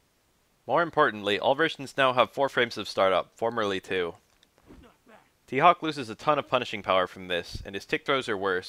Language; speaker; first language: English; native; English